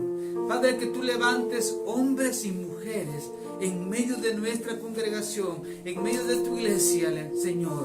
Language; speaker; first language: Spanish; native; Spanish